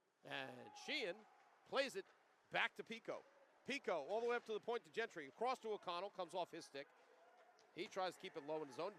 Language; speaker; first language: English; native; English